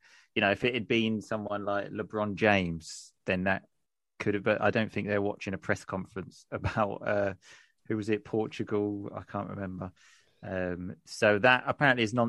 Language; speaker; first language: English; native; English